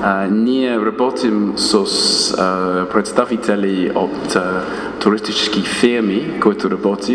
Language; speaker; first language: Bulgarian; non-native, fluent; English